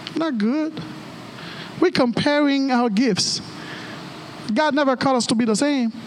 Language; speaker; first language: English; non-native, fluent; Haitian Creole